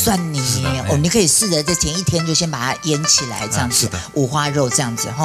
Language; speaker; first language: Chinese; native; Chinese